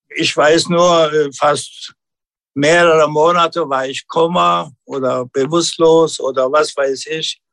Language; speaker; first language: German; non-native, learner; Turkish